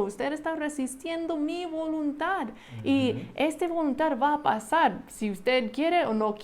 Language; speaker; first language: Spanish; non-native, fluent; English